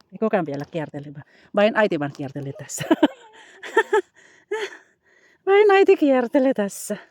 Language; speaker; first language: Finnish; non-native, learner; Bikol